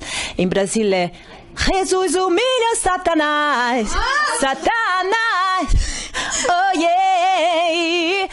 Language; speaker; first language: Spanish; non-native, learner; Portuguese